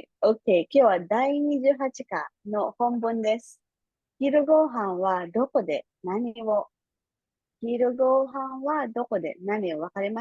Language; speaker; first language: Japanese; non-native, fluent; Filipino